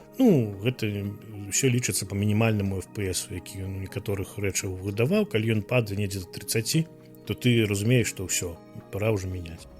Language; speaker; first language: Belarusian; non-native, local second language; Russian